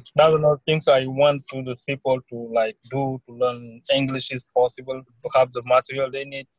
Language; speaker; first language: English; non-native, learner; Wolof